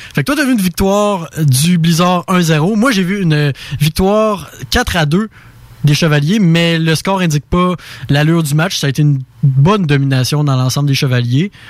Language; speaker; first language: French; native; French